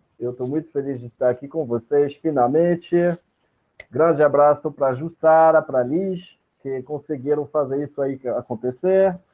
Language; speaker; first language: Portuguese; non-native, fluent; French